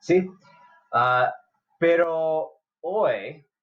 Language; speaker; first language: Spanish; non-native, fluent; English